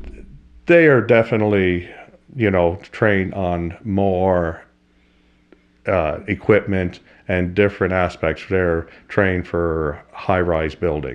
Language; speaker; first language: English; native; English